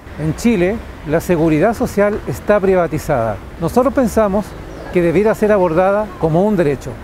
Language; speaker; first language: Spanish; native; Spanish